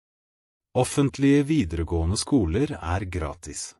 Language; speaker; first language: Norwegian; non-native, fluent; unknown